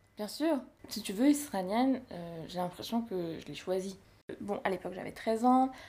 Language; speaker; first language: French; native; French